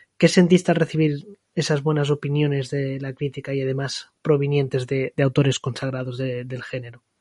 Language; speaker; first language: Spanish; non-native, local second language; Catalan